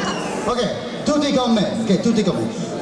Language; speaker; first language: Italian; non-native, learner; English